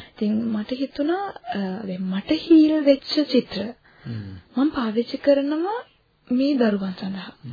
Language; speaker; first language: Sinhala; non-native, local second language; Tamil